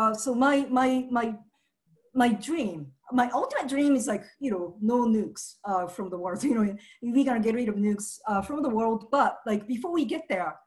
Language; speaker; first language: English; early bilingual, other home language; Japanese